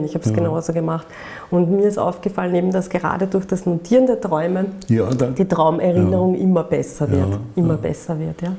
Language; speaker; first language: German; native; German